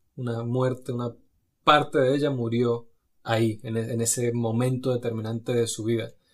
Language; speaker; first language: Spanish; native; Spanish